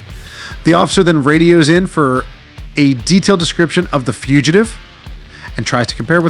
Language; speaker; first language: English; native; English